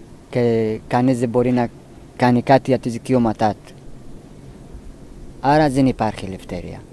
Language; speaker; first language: Greek; non-native, learner; Persian